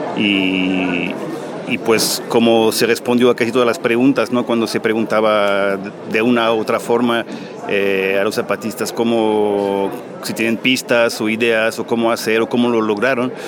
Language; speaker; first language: Spanish; non-native, fluent; French